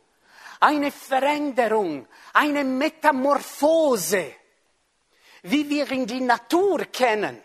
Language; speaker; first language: German; non-native, fluent; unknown